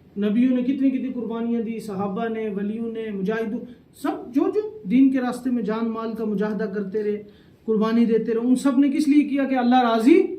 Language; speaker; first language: Urdu; non-native, local second language; Saraiki